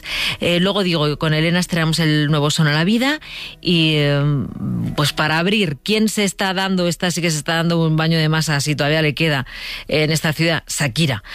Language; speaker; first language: Spanish; native; Spanish